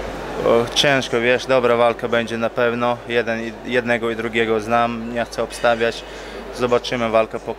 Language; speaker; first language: Polish; non-native, fluent; Chechen